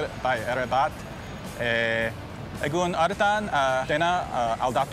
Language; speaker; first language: Basque; non-native, learner; English